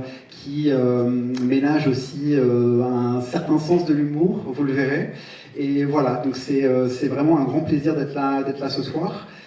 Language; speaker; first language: French; native; French